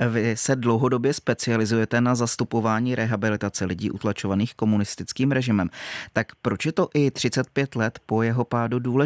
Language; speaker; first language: Czech; native; Czech